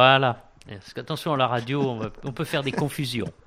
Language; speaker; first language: French; native; French